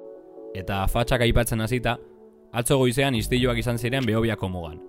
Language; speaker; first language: Basque; native; Basque